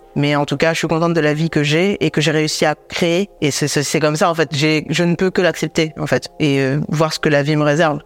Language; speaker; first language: French; native; French